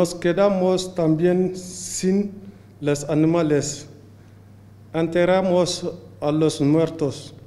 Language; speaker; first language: Spanish; non-native, learner; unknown